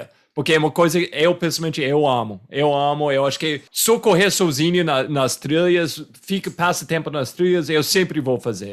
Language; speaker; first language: Portuguese; non-native, fluent; English